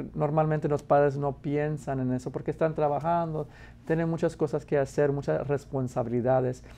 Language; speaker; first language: Spanish; non-native, fluent; English